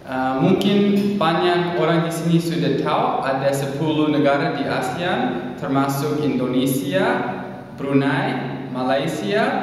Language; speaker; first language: Indonesian; non-native, learner; English